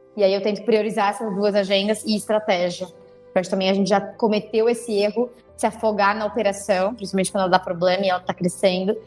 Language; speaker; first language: Portuguese; native; Portuguese